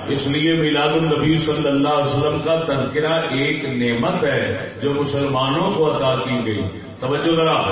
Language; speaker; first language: Urdu; non-native, local second language; Punjabi